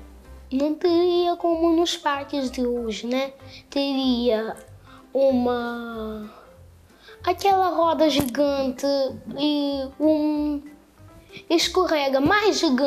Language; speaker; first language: Portuguese; non-native, local second language; Kabuverdianu